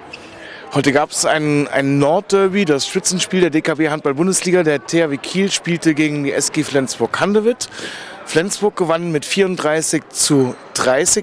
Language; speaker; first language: German; native; German